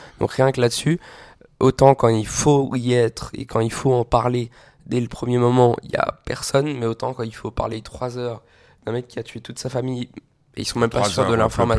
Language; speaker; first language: French; native; French